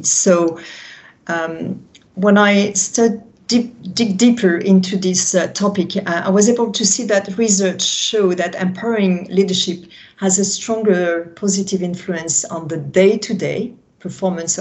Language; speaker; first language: English; non-native, fluent; French